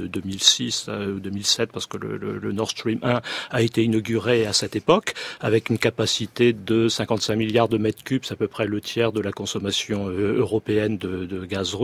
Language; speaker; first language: French; native; French